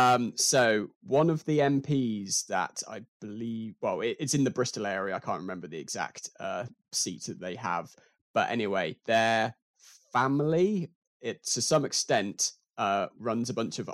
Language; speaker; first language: English; native; English